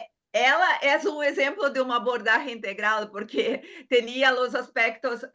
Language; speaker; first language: Spanish; non-native, learner; Portuguese